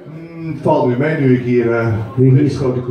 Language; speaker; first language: Dutch; native; Dutch